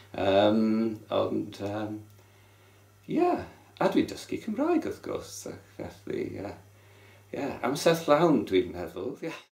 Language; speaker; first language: Welsh; non-native, local second language; English